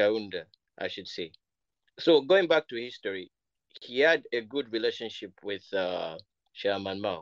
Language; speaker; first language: English; non-native, local second language; Bemba